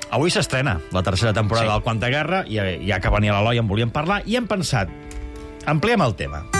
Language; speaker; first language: Catalan; native; Catalan